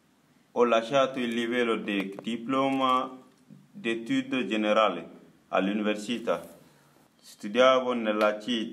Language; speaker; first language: Italian; non-native, learner; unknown